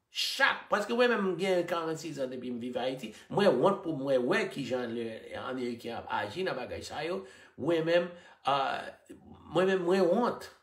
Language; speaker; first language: Haitian Creole; non-native, fluent; English